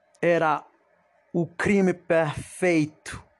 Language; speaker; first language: Portuguese; non-native, fluent; Spanish